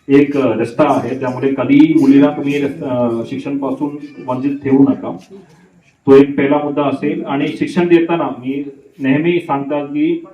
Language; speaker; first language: Marathi; non-native, learner; Hindi